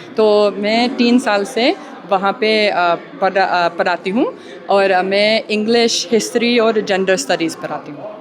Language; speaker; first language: Hindi; early bilingual, heritage; English